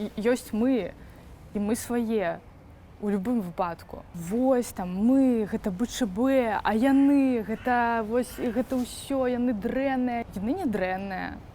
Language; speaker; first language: Belarusian; non-native, local second language; Russian